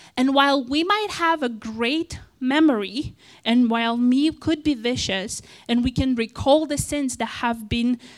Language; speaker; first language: English; non-native, fluent; Romanian